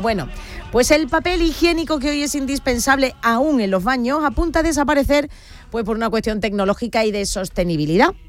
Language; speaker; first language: Spanish; native; Spanish